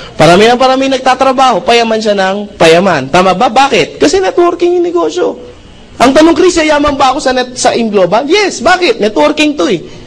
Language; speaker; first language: Filipino; non-native, local second language; Cebuano